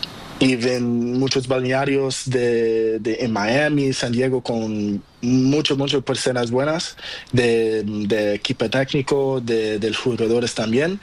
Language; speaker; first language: Spanish; non-native, learner; Portuguese